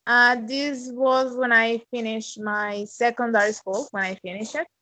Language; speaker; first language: English; non-native, fluent; Spanish